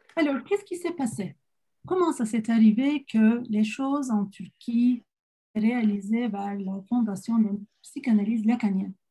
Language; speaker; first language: French; non-native, fluent; Turkish